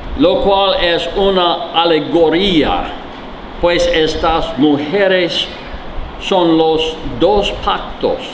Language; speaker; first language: Spanish; non-native, learner; English